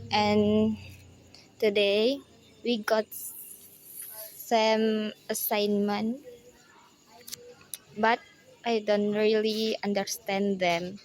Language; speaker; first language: English; non-native, learner; Indonesian